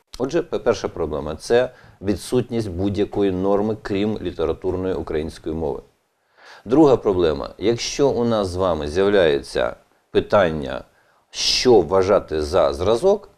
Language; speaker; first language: Ukrainian; native; Ukrainian